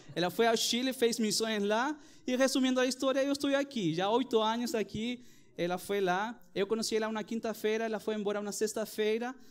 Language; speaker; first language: Portuguese; non-native, fluent; Spanish